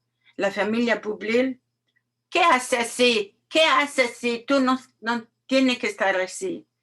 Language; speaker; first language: Spanish; non-native, learner; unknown